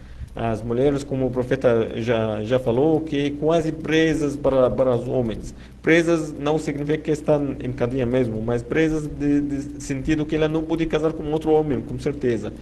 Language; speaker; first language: Portuguese; non-native, fluent; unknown